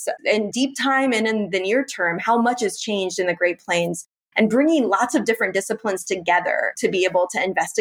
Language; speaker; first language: English; native; English